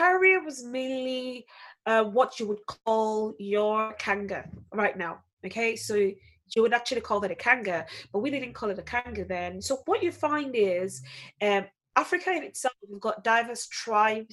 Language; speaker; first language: English; non-native, local second language; Yoruba